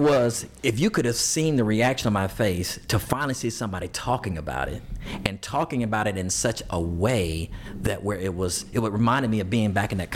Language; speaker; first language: English; native; English